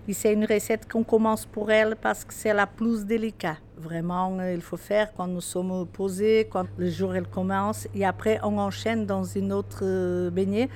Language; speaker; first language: French; non-native, fluent; Portuguese